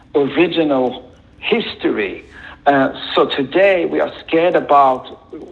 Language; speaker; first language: English; non-native, fluent; Swedish